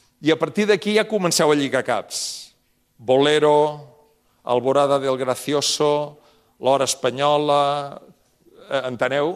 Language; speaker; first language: Catalan; native; Catalan